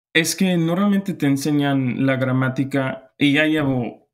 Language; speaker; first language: Spanish; non-native, fluent; English